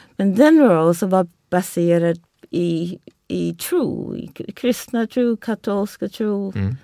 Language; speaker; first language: Swedish; non-native, fluent; English